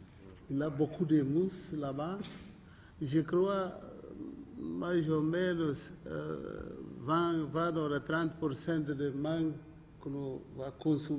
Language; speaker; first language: French; non-native, learner; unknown